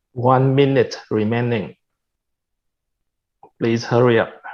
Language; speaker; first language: English; non-native, fluent; Vietnamese